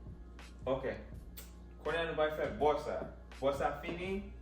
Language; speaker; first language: Haitian Creole; early bilingual, heritage; Haitian Creole